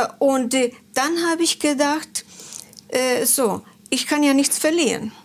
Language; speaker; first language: German; non-native, fluent; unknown